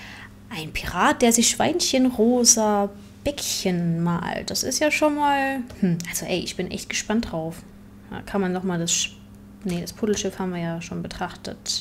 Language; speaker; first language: German; native; German